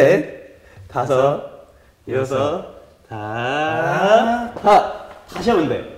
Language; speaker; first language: Korean; non-native, fluent; French